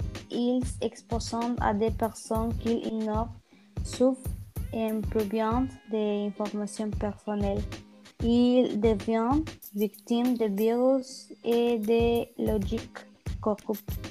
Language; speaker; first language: French; non-native, learner; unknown